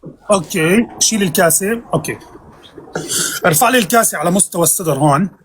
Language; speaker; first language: Arabic; native; Arabic